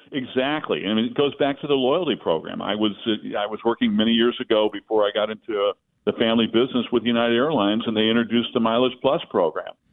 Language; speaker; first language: English; native; English